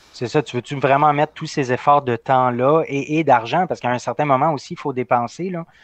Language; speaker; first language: French; native; French